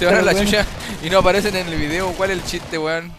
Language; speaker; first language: Spanish; native; Spanish